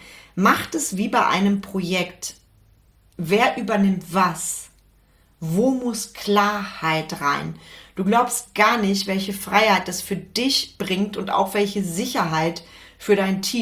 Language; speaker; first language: German; native; German